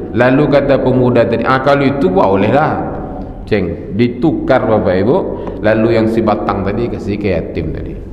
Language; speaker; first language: Malay; native; Malay